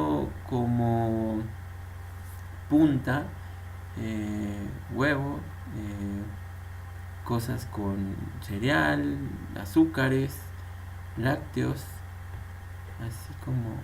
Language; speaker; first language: Spanish; native; Spanish